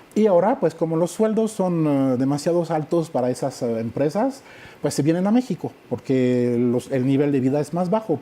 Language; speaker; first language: Spanish; non-native, fluent; French